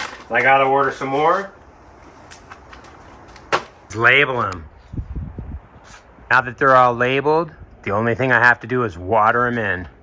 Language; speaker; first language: English; native; English